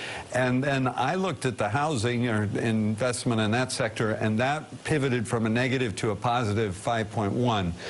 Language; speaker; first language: English; native; English